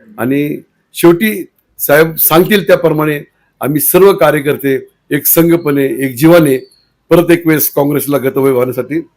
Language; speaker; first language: Marathi; native; Marathi